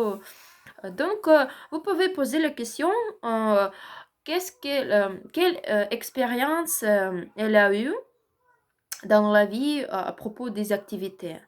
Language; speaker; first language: French; non-native, learner; Ukrainian